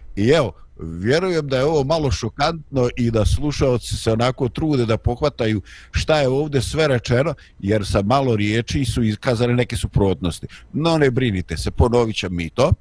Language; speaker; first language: Bosnian; native; Bosnian